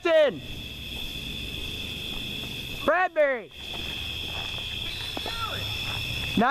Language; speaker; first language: English; native; English